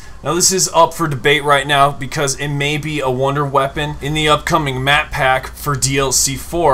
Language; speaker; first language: English; native; English